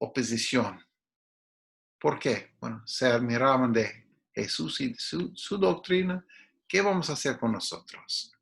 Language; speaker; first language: Spanish; non-native, fluent; English